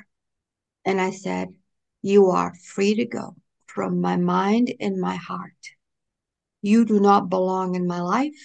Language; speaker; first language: English; non-native, fluent; Portuguese